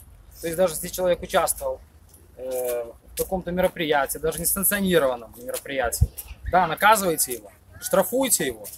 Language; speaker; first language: Russian; native; Russian